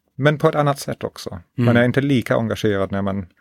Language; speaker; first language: Swedish; non-native, fluent; English